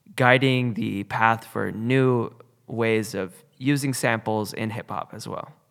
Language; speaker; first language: English; native; English